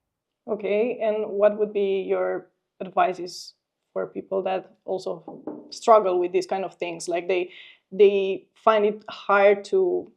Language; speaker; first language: English; non-native, fluent; Romanian